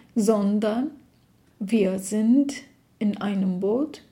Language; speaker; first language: German; non-native, fluent; Arabic